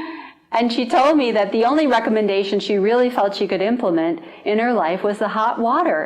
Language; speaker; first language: English; native; English